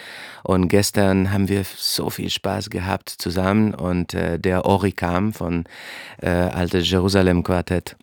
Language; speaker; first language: German; non-native, fluent; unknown